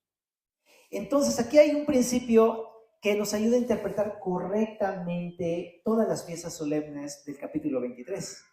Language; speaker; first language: Spanish; native; Spanish